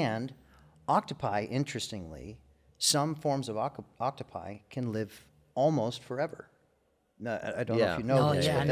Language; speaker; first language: English; native; English